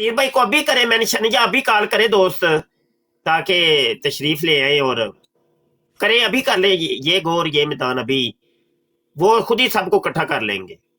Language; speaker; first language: Urdu; non-native, local second language; Punjabi